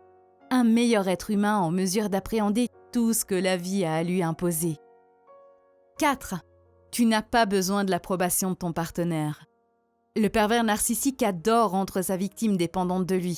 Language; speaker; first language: French; native; French